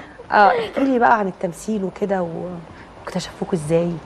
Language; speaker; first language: Arabic; native; Arabic